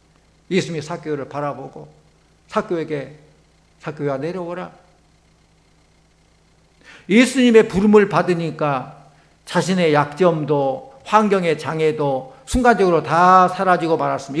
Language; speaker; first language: Korean; native; Korean